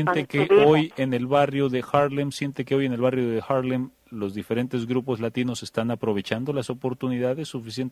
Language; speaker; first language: Spanish; native; Spanish